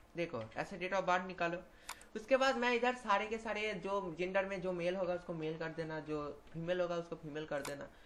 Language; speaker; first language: Hindi; non-native, local second language; Bangla